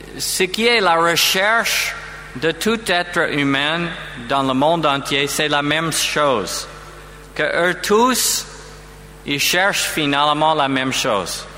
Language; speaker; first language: French; non-native, fluent; English